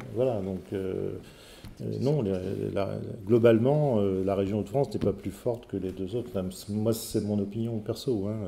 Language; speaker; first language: French; native; French